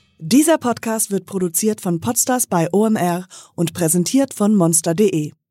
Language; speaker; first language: German; native; German